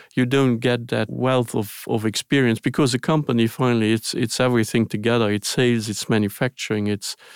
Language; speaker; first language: English; non-native, fluent; Luxembourgish